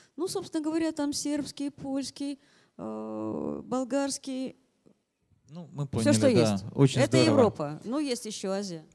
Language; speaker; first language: Russian; native; Russian